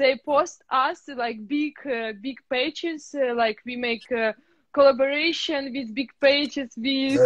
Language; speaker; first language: English; non-native, learner; Russian